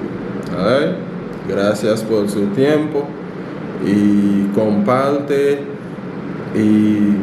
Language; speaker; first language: Spanish; non-native, fluent; Haitian Creole